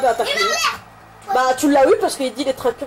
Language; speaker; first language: French; native; French